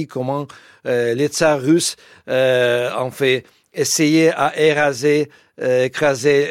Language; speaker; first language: French; non-native, fluent; Russian